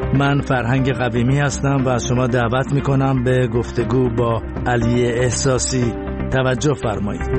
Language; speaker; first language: Persian; native; Persian